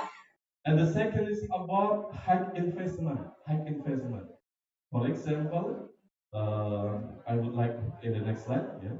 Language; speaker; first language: English; non-native, learner; Indonesian